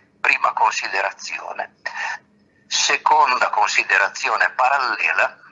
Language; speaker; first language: Italian; native; Italian